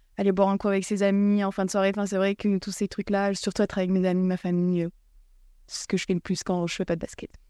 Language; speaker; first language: French; native; French